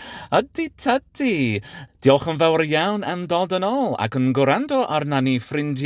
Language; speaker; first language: Welsh; non-native, learner; English